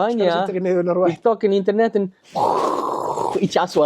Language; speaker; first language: Basque; non-native, learner; English